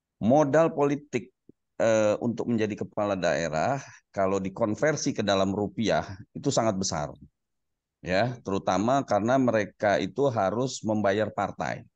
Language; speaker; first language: Indonesian; native; Indonesian